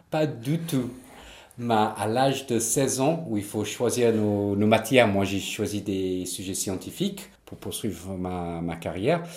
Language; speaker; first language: French; non-native, fluent; English